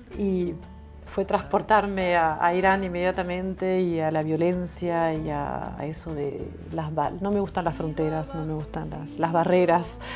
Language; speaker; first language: Spanish; non-native, fluent; French